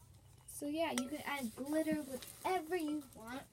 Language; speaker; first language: English; native; English